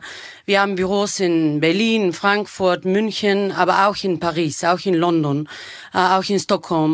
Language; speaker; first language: German; non-native, fluent; Bulgarian